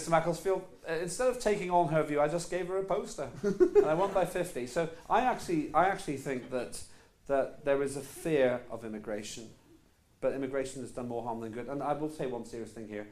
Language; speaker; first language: English; non-native, local second language; Estonian